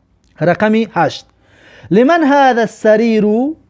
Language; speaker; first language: Arabic; non-native, fluent; Persian